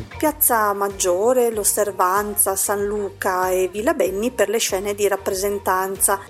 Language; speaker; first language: Italian; native; Italian